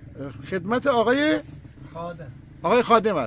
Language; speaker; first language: Persian; native; Persian